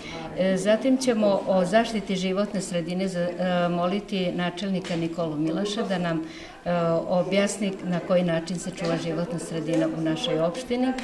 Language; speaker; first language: Serbian; native; Serbian